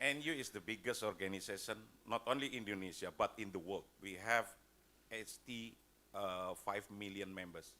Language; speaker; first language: English; non-native, fluent; Indonesian